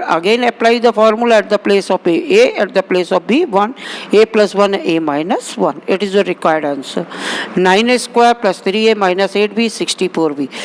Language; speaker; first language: English; non-native, local second language; Hindi